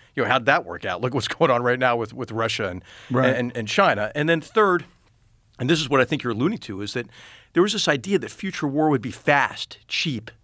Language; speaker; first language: English; native; English